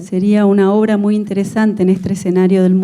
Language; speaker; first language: Spanish; native; Spanish